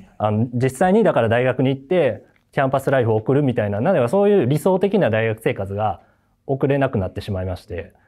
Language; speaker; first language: Japanese; native; Japanese